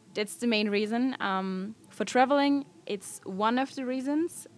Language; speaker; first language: English; non-native, fluent; German